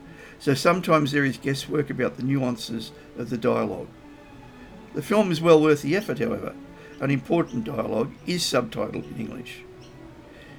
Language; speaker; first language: English; native; English